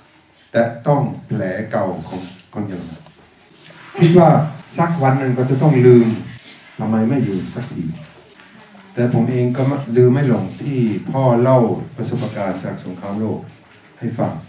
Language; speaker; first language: Thai; non-native, fluent; German